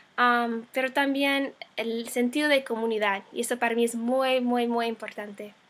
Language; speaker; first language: Spanish; non-native, fluent; English